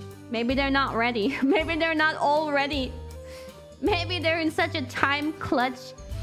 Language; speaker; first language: English; non-native, fluent; German